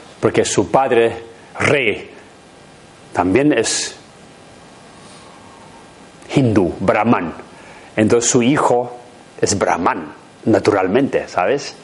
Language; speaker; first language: Spanish; non-native, learner; Tibetan